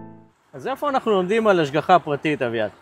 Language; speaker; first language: Hebrew; native; Hebrew